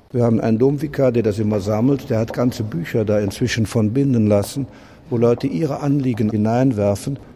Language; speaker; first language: German; native; German